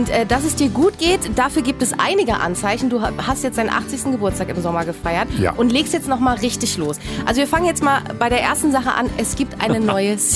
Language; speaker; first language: German; native; German